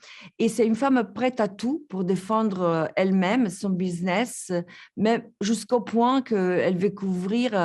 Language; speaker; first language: French; non-native, fluent; Italian